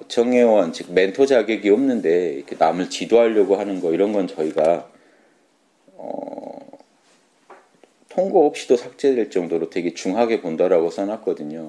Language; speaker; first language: Korean; native; Korean